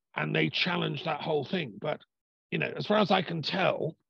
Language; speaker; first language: English; native; English